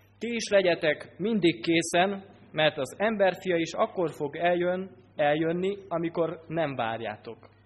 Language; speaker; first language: Hungarian; native; Hungarian